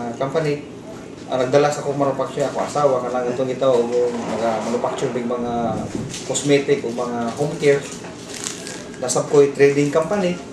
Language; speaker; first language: Cebuano; native; Cebuano